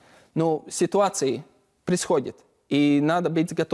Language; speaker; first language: Russian; non-native, learner; Latvian